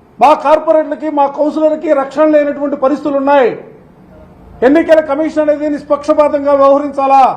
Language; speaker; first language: Telugu; native; Telugu